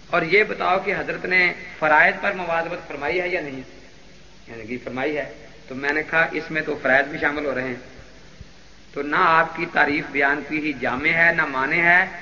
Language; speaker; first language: Urdu; non-native, local second language; Punjabi